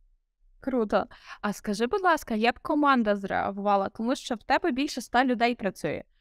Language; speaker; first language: Ukrainian; native; Ukrainian